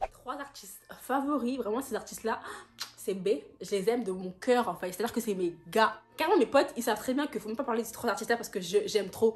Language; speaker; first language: French; native; French